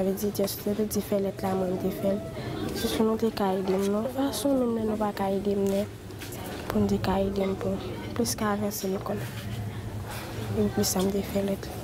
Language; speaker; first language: French; non-native, learner; Haitian Creole